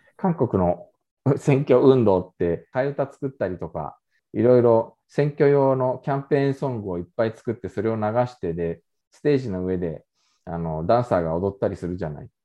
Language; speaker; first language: Japanese; native; Japanese